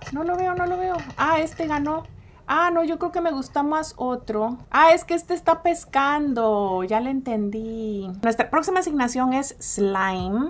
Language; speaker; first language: Spanish; early bilingual, heritage; Spanish